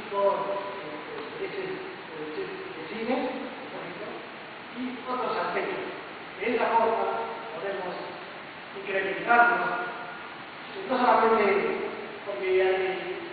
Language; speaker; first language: Spanish; non-native, fluent; Chinese